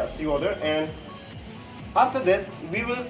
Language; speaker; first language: English; non-native, learner; Indonesian